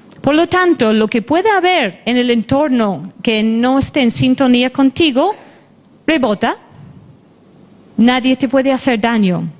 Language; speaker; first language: Spanish; non-native, fluent; English